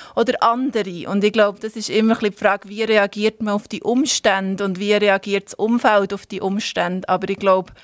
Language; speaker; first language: German; native; German